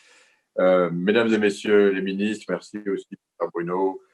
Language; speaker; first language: French; native; French